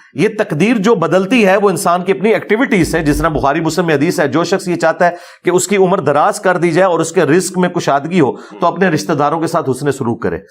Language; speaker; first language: Urdu; native; Urdu